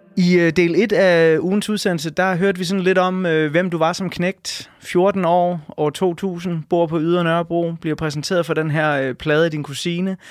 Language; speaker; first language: Danish; native; Danish